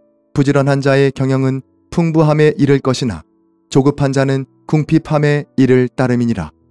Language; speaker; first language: Korean; native; Korean